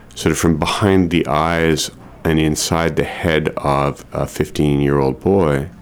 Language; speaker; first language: English; native; English